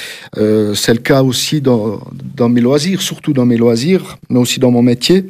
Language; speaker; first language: French; native; French